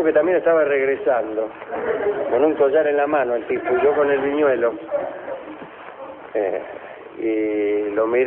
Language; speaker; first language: Spanish; native; Spanish